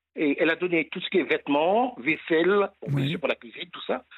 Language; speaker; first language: French; native; French